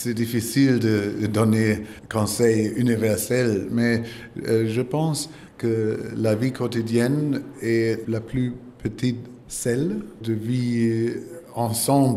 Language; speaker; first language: French; non-native, fluent; German